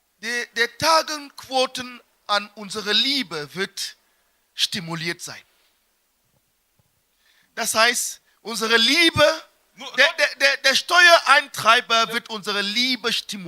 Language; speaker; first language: German; non-native, fluent; French